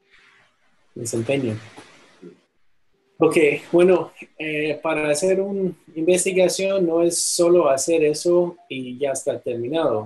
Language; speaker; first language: Spanish; non-native, fluent; English